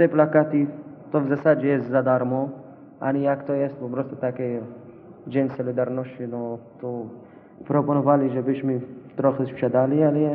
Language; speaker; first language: Polish; non-native, learner; Arabic